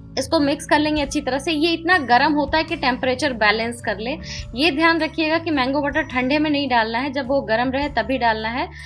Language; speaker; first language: Hindi; native; Hindi